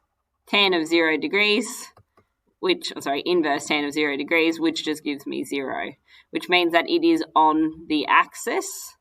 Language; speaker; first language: English; native; English